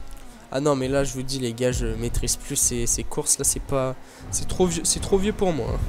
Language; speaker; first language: French; native; French